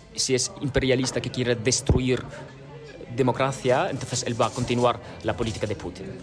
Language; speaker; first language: Spanish; non-native, fluent; Ukrainian